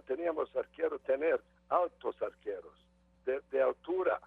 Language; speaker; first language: Spanish; non-native, learner; Serbian